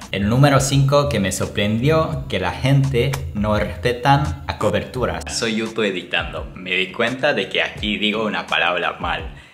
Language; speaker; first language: Spanish; non-native, learner; Japanese